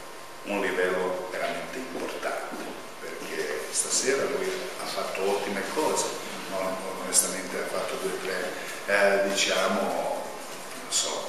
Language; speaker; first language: Italian; non-native, fluent; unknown